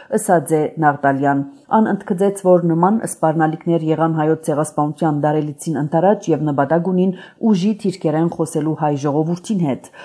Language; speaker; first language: Armenian; native; Armenian